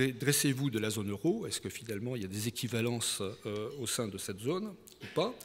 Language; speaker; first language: French; native; French